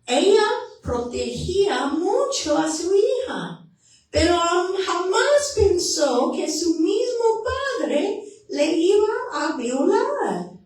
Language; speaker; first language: Spanish; non-native, fluent; English